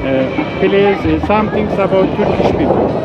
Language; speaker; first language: English; non-native, learner; Turkish